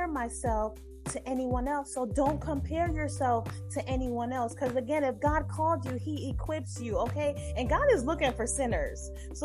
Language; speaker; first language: English; non-native, local second language; Jamaican Creole English